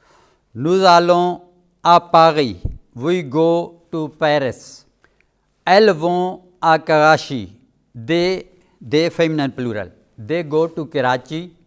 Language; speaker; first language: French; non-native, fluent; Urdu